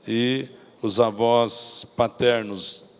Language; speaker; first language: Portuguese; native; Portuguese